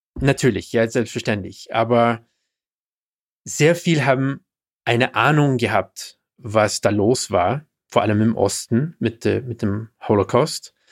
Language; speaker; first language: German; non-native, fluent; English